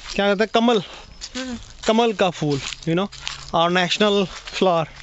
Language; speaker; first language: Hindi; non-native, local second language; Assamese